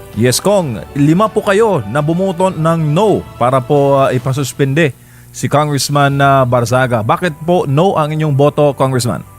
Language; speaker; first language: Filipino; native; Filipino